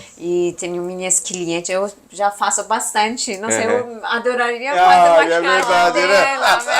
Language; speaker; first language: Portuguese; non-native, learner; Persian